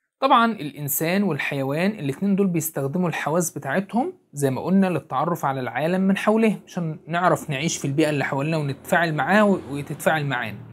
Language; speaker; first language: Arabic; native; Arabic